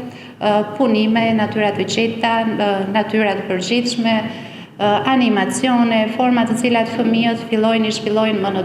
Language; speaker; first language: Albanian; native; Albanian